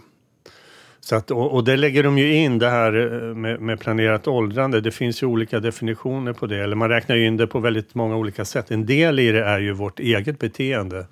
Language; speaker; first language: Swedish; native; Swedish